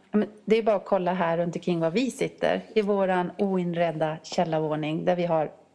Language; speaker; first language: Swedish; native; Swedish